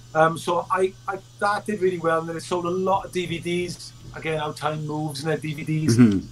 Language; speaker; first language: English; native; English